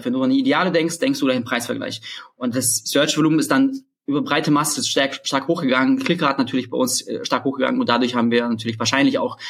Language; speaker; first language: German; early bilingual, other home language; Russian